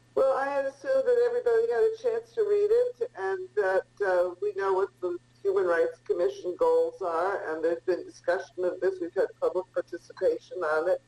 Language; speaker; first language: English; early bilingual, other home language; Italian